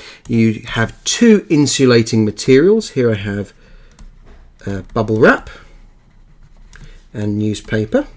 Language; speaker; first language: English; native; English